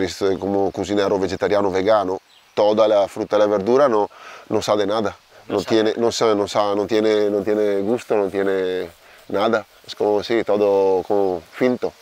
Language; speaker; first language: Spanish; non-native, learner; Italian